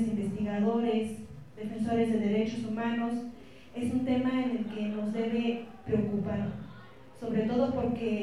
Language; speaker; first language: Spanish; native; Spanish